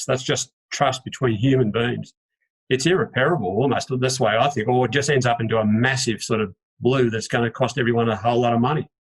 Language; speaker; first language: English; native; English